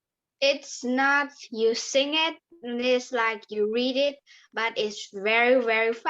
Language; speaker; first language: English; non-native, learner; Vietnamese